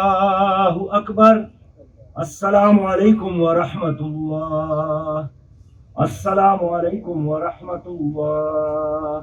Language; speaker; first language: Urdu; non-native, local second language; Pashto